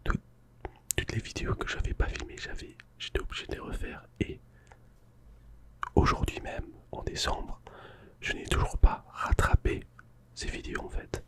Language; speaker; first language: French; non-native, fluent; English